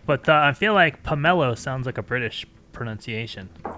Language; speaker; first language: English; native; English